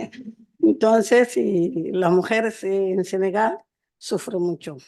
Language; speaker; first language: Spanish; non-native, learner; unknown